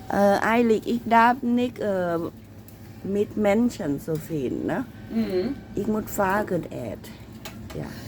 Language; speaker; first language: German; non-native, learner; Thai